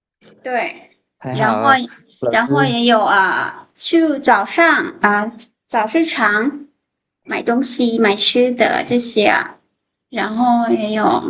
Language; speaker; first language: Chinese; non-native, fluent; Lao